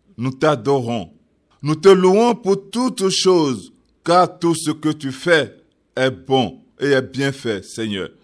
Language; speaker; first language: French; non-native, local second language; Yoruba